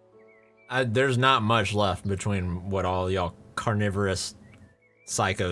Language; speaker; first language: English; native; English